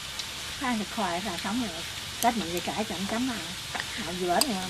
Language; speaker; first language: Vietnamese; native; Vietnamese